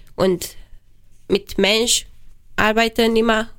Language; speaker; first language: German; non-native, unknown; Romanian